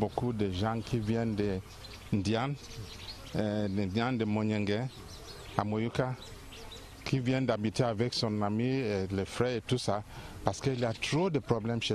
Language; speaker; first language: French; non-native, local second language; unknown